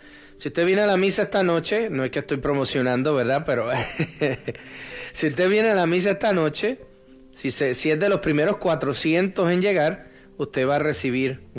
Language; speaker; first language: Spanish; native; Spanish